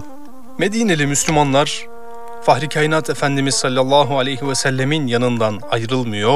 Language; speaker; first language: Turkish; native; Turkish